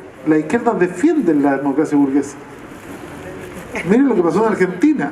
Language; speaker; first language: Spanish; native; Spanish